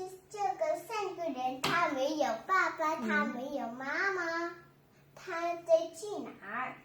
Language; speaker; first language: Chinese; non-native, learner; Vietnamese